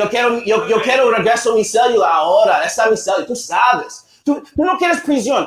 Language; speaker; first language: Spanish; non-native, learner; English